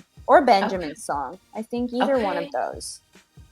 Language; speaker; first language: English; non-native, fluent; Finnish